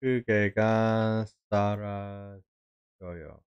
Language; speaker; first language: Korean; non-native, learner; English